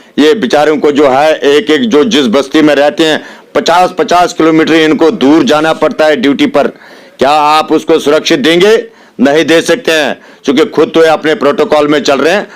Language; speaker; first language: Hindi; non-native, local second language; Kashmiri